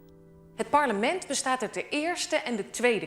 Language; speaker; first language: Dutch; native; Dutch